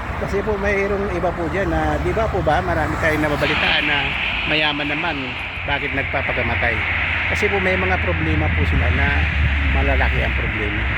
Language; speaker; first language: Filipino; non-native, local second language; Cebuano